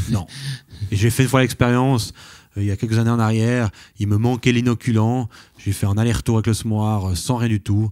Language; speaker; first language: French; native; French